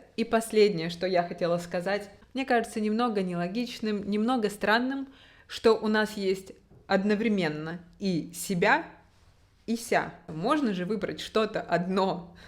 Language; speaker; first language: Russian; native; Russian